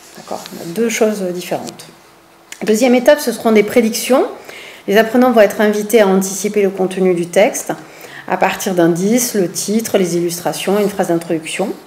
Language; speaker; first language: French; native; French